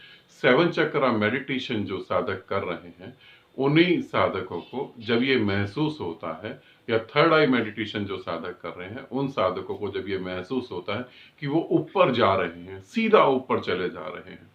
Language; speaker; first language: Hindi; native; Hindi